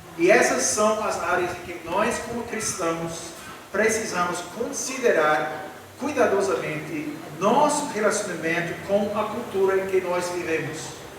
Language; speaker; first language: Portuguese; non-native, fluent; English